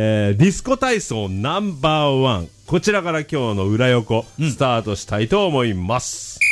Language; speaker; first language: Japanese; native; Japanese